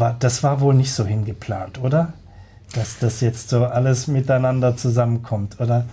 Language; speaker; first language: German; native; German